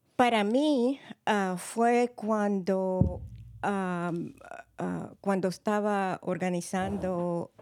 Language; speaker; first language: Spanish; early bilingual, heritage; Spanish